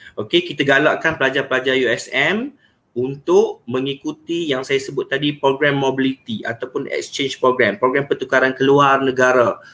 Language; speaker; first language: Malay; native; Malay